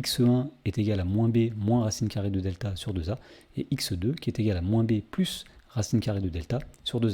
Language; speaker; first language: French; native; French